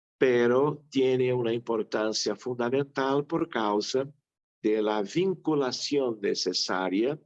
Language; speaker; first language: Spanish; non-native, fluent; Portuguese